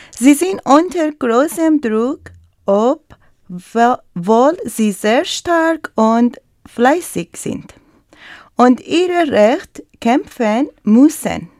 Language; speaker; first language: German; non-native, learner; Persian